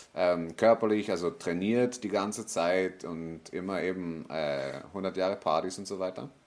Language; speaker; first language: German; native; German